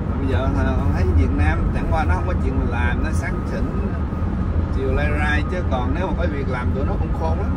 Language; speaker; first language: Vietnamese; native; Vietnamese